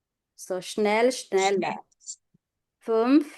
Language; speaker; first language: German; non-native, fluent; Filipino